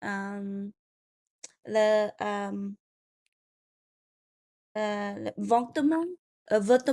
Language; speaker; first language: French; non-native, learner; Vietnamese